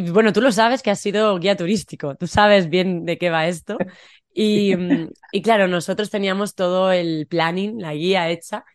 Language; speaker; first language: Spanish; native; Spanish